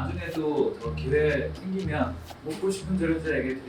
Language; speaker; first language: Korean; non-native, fluent; Chinese